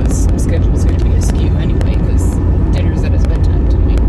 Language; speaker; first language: English; native; English